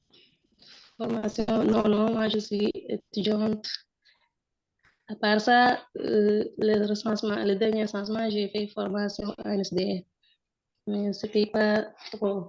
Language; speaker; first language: French; non-native, local second language; Wolof